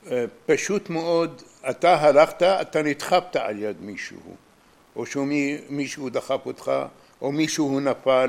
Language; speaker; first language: Hebrew; non-native, fluent; Arabic